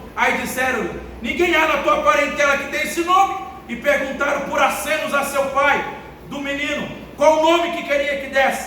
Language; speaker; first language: Portuguese; native; Portuguese